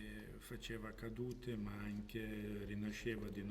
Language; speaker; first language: Italian; non-native, fluent; Macedonian